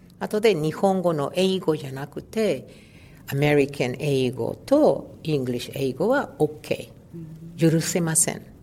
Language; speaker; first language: Japanese; non-native, learner; Spanish